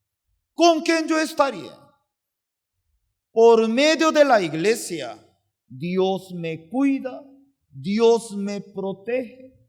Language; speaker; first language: Spanish; non-native, fluent; Korean